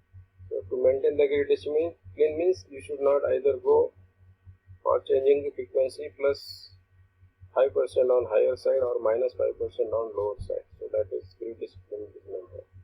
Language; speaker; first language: English; non-native, local second language; Marathi